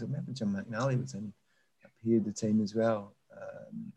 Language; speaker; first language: English; native; English